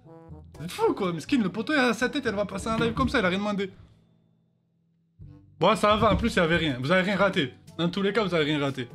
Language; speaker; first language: French; native; French